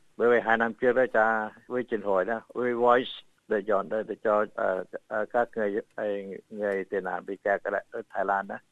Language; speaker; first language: Vietnamese; early bilingual, heritage; Vietnamese